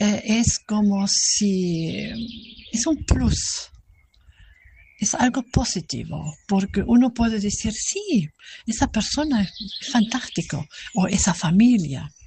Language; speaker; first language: Spanish; non-native, fluent; German